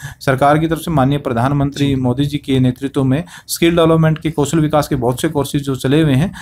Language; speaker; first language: Hindi; native; Hindi